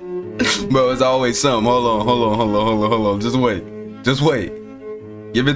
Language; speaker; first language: English; native; English